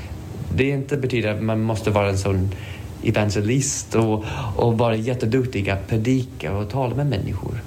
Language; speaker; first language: Swedish; non-native, fluent; English